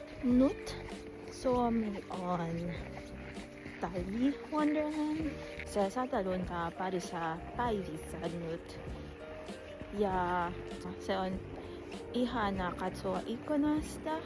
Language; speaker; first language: Finnish; non-native, learner; Filipino